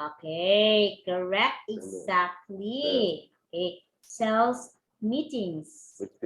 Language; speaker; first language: English; non-native, local second language; Cebuano